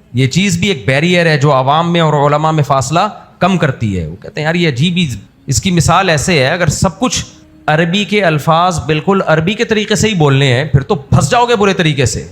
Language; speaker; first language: Urdu; native; Urdu